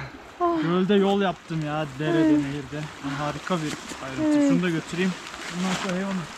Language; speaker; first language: Turkish; native; Turkish